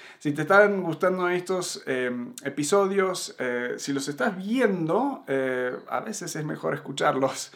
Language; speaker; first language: Spanish; early bilingual, other home language; English